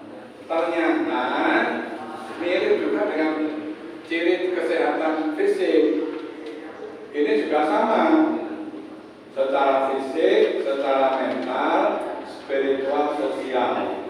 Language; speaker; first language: Indonesian; non-native, local second language; Javanese